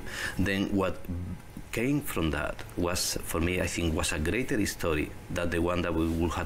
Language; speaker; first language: English; non-native, learner; Spanish